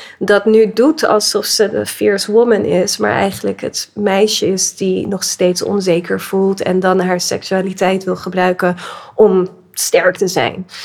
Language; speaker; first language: Dutch; early bilingual, other home language; English